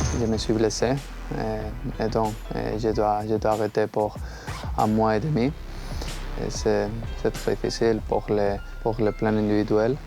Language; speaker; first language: French; non-native, learner; Spanish